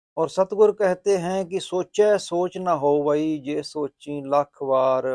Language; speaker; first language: Hindi; non-native, local second language; Punjabi